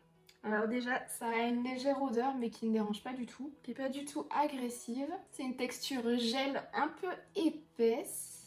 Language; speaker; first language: French; native; French